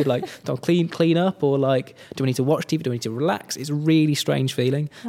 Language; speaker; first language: English; native; English